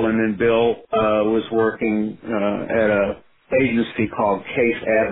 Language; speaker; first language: English; native; English